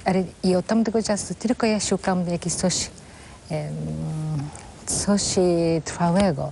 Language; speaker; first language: Polish; non-native, fluent; Japanese